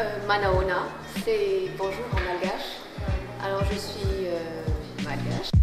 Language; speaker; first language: French; non-native, local second language; Malagasy